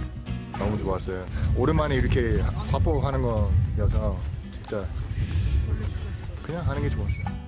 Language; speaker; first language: Korean; non-native, learner; English